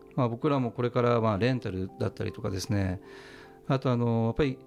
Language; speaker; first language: Japanese; native; Japanese